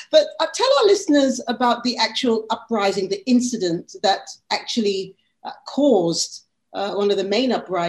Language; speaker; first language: English; native; English